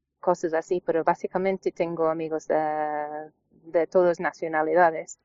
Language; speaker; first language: Spanish; non-native, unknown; English